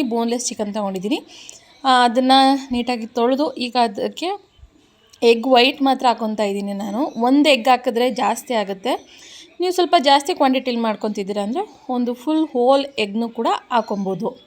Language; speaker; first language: Kannada; native; Kannada